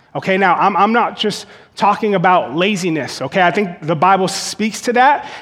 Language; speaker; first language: English; native; English